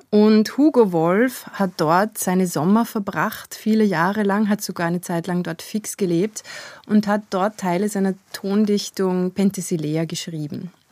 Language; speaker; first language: German; native; German